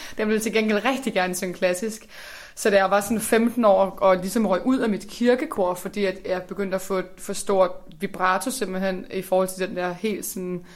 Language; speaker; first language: Danish; native; Danish